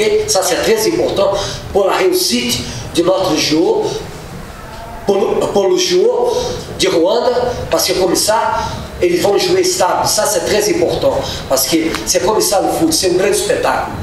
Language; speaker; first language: French; non-native, fluent; Portuguese